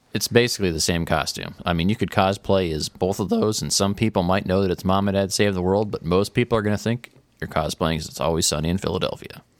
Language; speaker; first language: English; native; English